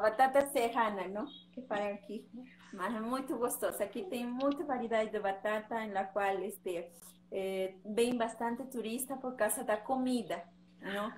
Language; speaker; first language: Portuguese; non-native, learner; Spanish